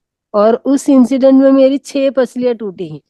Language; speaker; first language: Hindi; native; Hindi